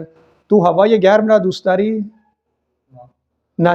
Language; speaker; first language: Persian; non-native, fluent; Urdu